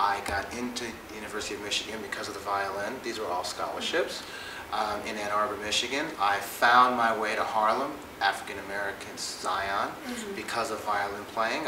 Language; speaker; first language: English; native; English